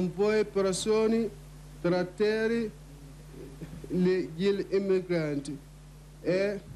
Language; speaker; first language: Italian; non-native, learner; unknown